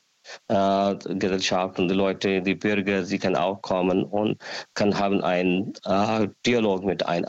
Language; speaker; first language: German; non-native, learner; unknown